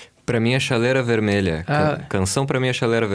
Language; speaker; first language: Portuguese; native; Portuguese